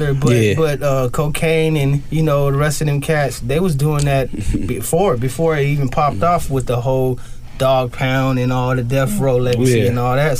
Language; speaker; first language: English; native; English